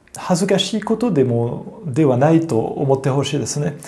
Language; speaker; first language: Japanese; non-native, fluent; French